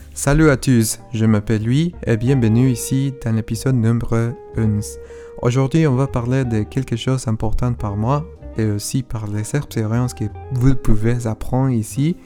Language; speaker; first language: French; non-native, learner; Spanish